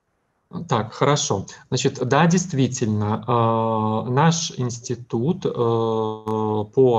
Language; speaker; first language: Russian; native; Russian